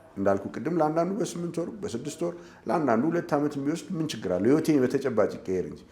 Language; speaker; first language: Amharic; native; Amharic